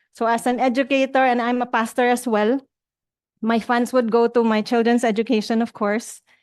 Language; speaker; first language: English; non-native, local second language; Cebuano